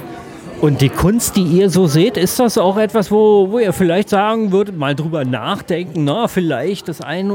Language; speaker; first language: German; native; German